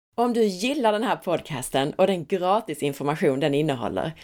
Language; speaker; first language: Swedish; native; Swedish